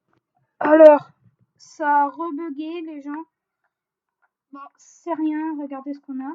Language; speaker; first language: French; native; French